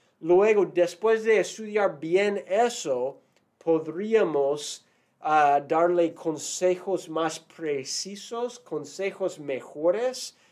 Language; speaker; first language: Spanish; non-native, fluent; English